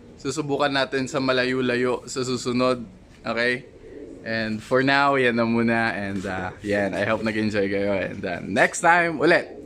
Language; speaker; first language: Filipino; native; Filipino